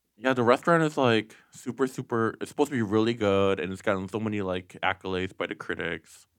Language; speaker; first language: English; native; English